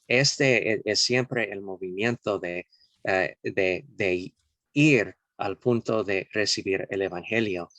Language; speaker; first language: Spanish; non-native, fluent; English